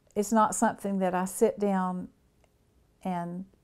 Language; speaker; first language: English; native; English